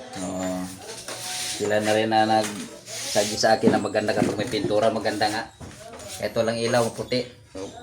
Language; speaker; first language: Filipino; non-native, local second language; Cebuano